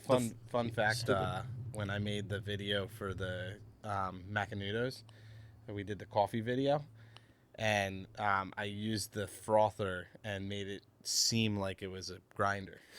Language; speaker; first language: English; native; English